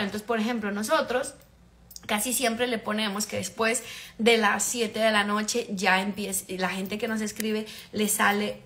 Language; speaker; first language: Spanish; native; Spanish